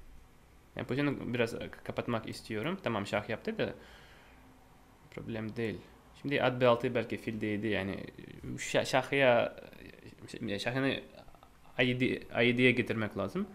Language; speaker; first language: Turkish; non-native, fluent; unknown